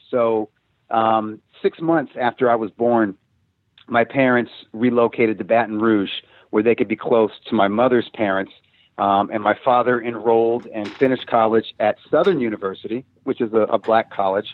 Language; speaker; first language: English; native; English